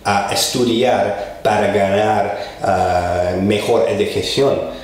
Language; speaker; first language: Spanish; non-native, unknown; English